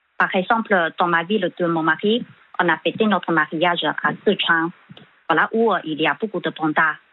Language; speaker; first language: French; non-native, fluent; Chinese